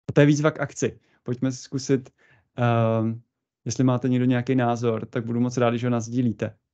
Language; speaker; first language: Czech; native; Czech